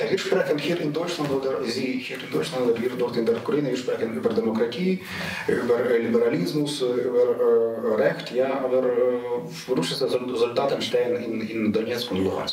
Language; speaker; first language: German; non-native, learner; Ukrainian